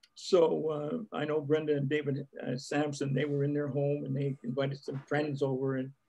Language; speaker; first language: English; native; English